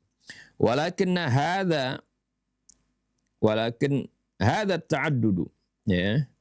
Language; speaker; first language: Arabic; non-native, fluent; Indonesian